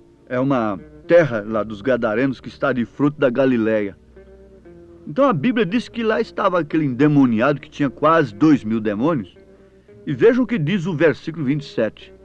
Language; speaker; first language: Portuguese; native; Portuguese